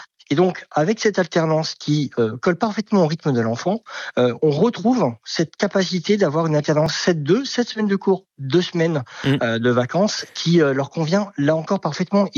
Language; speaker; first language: French; native; French